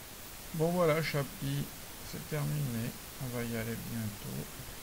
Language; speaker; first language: French; native; French